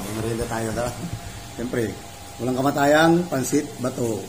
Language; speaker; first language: Filipino; non-native, local second language; Bikol